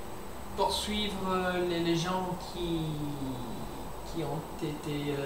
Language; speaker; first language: French; non-native, learner; English